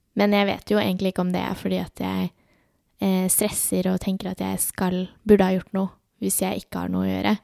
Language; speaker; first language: Norwegian; early bilingual, other home language; Urdu